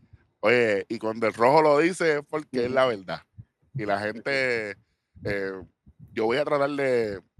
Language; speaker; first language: Spanish; native; Spanish